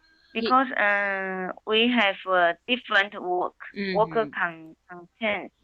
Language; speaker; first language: English; non-native, learner; Chinese